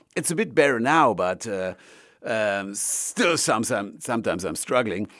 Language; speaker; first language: English; non-native, fluent; German